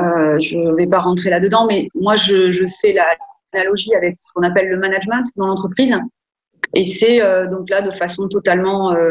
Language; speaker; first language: French; native; French